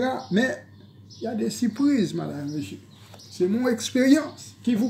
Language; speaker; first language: French; non-native, local second language; Haitian Creole